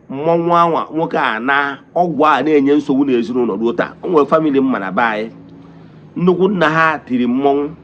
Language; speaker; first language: Igbo; native; Igbo